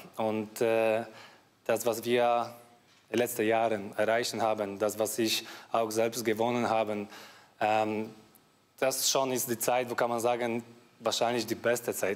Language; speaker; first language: German; non-native, fluent; Polish